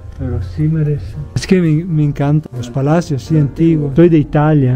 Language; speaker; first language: Spanish; non-native, fluent; Italian